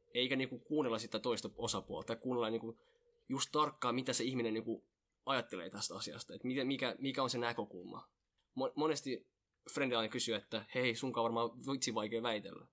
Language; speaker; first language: Finnish; early bilingual, other home language; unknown